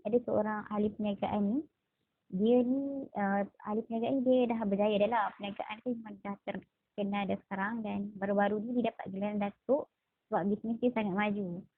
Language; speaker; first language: Malay; native; Malay